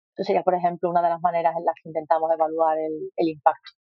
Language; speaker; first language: Spanish; native; Spanish